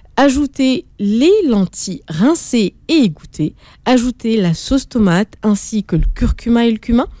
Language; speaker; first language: French; native; French